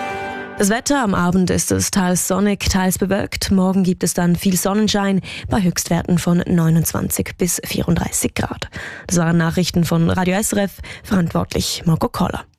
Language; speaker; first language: German; native; German